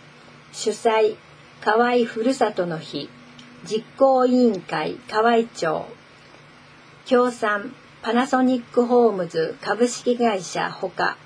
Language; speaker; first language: Japanese; native; Japanese